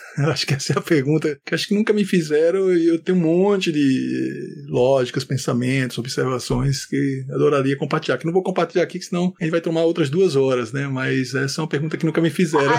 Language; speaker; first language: Portuguese; native; Portuguese